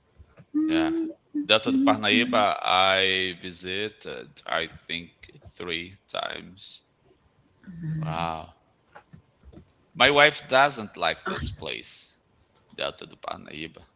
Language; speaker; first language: English; non-native, fluent; Portuguese